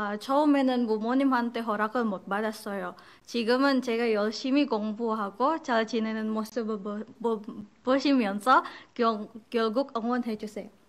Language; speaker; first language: Korean; non-native, fluent; Indonesian